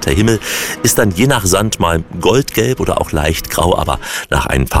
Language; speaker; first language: German; native; German